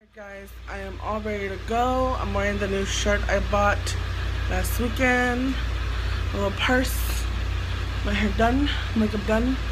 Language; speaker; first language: English; early bilingual, other home language; Spanish